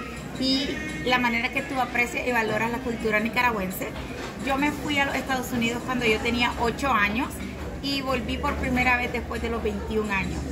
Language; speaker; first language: Spanish; early bilingual, heritage; Spanish